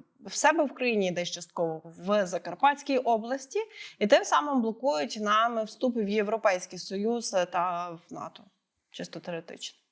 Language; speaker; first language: Ukrainian; native; Ukrainian